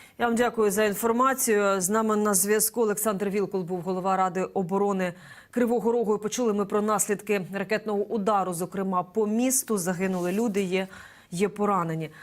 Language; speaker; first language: Ukrainian; native; Ukrainian